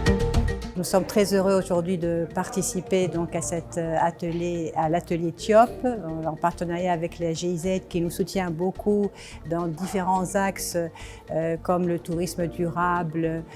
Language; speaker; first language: French; non-native, local second language; Arabic